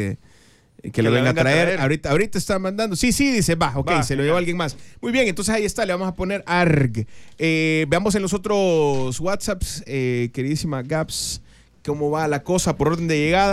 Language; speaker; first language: Spanish; native; Spanish